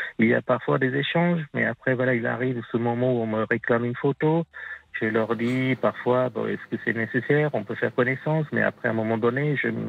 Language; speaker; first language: French; non-native, fluent; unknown